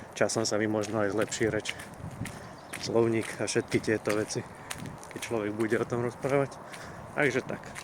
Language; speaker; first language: Slovak; native; Slovak